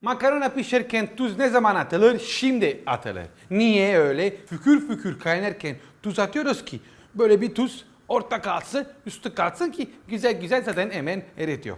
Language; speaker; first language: Turkish; non-native, learner; Italian